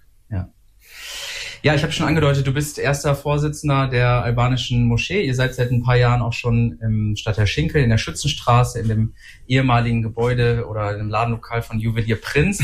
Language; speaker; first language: German; native; German